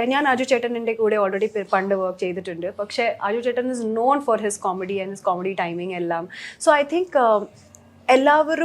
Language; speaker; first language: Malayalam; early bilingual, heritage; Malayalam